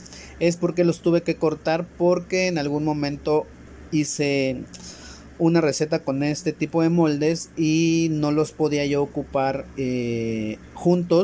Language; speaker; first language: Spanish; native; Spanish